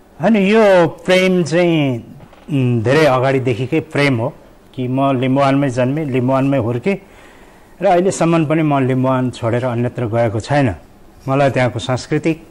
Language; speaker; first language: Nepali; native; Nepali